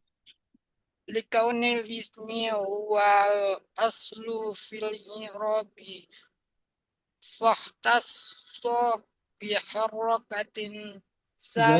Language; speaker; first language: Arabic; non-native, learner; Indonesian